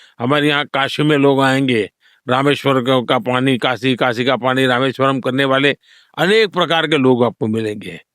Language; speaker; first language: Hindi; non-native, local second language; Gujarati